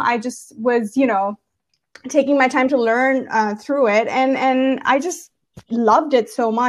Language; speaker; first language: English; non-native, local second language; Gujarati